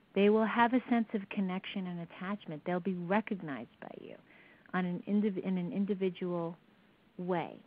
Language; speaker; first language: English; native; English